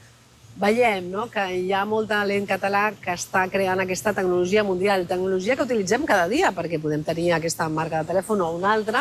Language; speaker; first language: Catalan; native; Catalan